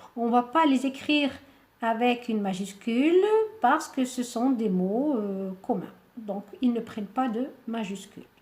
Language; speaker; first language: French; non-native, local second language; Arabic